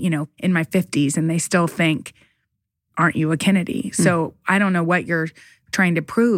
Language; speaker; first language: English; native; English